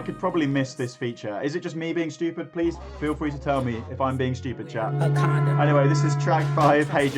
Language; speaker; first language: English; native; English